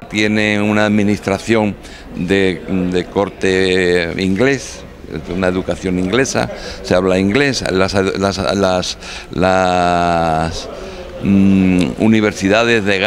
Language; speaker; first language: Spanish; native; Spanish